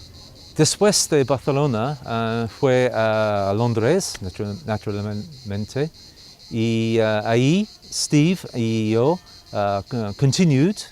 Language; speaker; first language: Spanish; non-native, learner; English